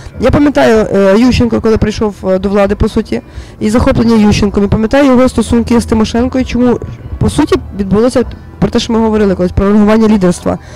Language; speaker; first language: Ukrainian; native; Ukrainian